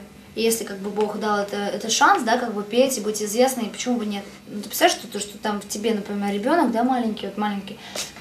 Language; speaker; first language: Russian; native; Russian